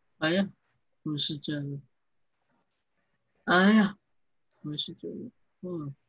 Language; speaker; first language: Chinese; early bilingual, heritage; English